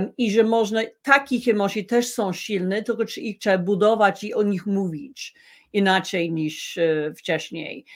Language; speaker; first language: Polish; non-native, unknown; English